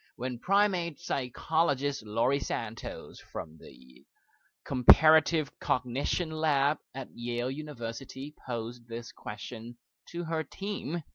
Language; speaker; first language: English; non-native, fluent; Thai